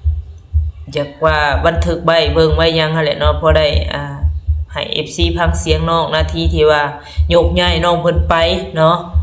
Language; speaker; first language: Thai; non-native, local second language; Lao